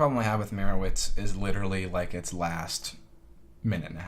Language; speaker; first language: English; native; English